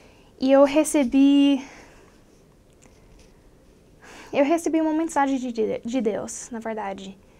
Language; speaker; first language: Portuguese; non-native, fluent; English